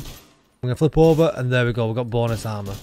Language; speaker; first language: English; native; English